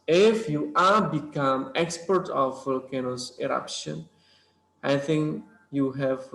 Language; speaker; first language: English; non-native, learner; Indonesian